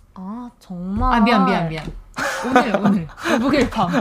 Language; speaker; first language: Korean; native; Korean